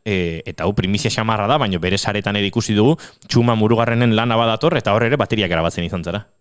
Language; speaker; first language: Basque; native; Basque